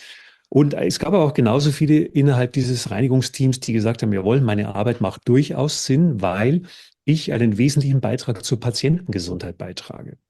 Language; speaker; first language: German; native; German